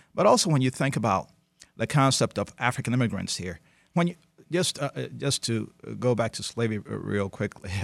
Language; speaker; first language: English; early bilingual, other home language; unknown